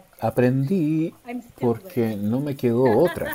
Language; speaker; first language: Spanish; non-native, learner; English